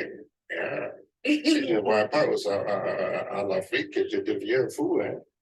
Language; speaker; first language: French; non-native, learner; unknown